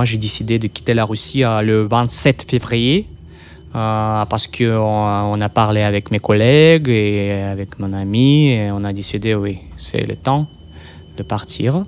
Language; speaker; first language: French; non-native, fluent; Russian